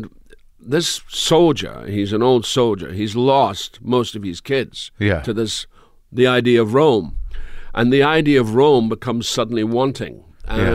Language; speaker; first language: English; native; English